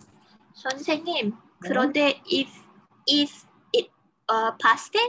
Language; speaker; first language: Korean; non-native, learner; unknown